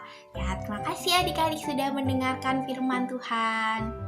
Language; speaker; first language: Indonesian; native; Indonesian